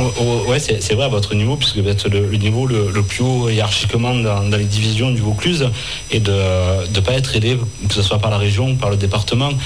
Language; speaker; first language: French; native; French